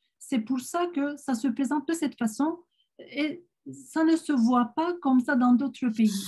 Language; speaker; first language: French; non-native, fluent; Turkish